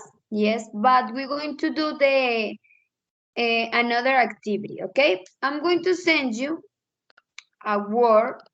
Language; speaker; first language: English; non-native, fluent; Spanish